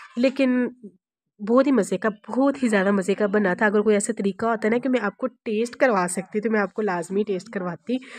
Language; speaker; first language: Urdu; non-native, local second language; Punjabi